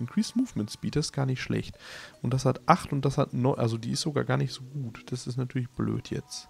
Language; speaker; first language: German; native; German